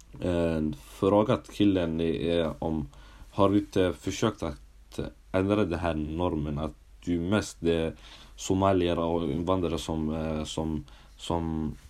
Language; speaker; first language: Swedish; early bilingual, other home language; Somali